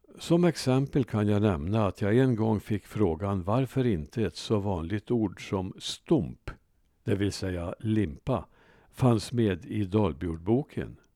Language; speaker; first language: Swedish; native; Swedish